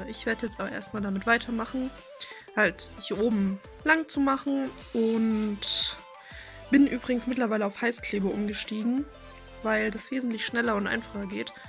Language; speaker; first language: German; native; German